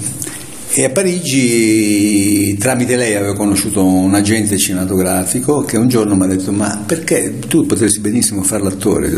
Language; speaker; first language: Italian; native; Italian